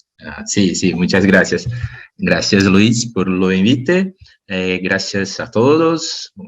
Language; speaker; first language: Spanish; non-native, learner; Portuguese